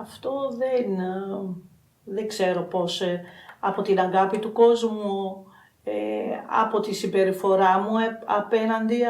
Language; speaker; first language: Greek; non-native, fluent; Albanian